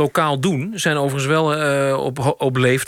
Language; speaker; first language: Dutch; native; Dutch